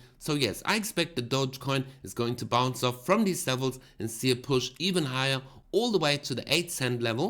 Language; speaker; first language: English; non-native, fluent; German